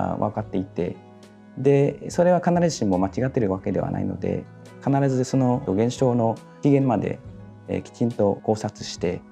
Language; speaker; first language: Japanese; non-native, fluent; Vietnamese